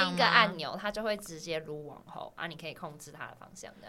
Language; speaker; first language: Chinese; native; Chinese